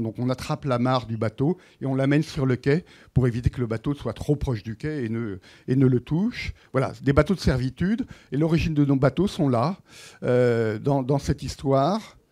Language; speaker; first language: French; native; French